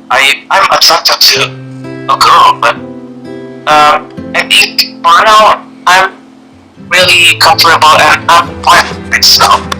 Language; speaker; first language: English; non-native, learner; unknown